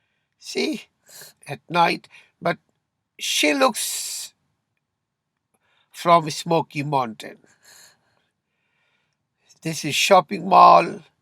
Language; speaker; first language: English; non-native, learner; Urdu